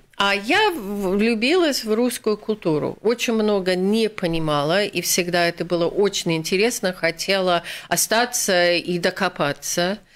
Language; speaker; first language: Russian; non-native, fluent; English